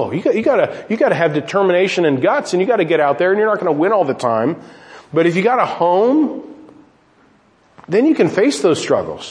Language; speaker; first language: English; native; English